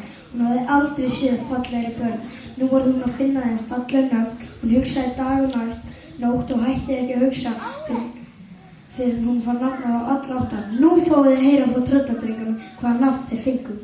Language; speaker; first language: Icelandic; native; Icelandic